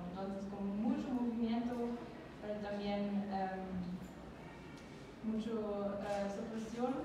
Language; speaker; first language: Spanish; non-native, learner; German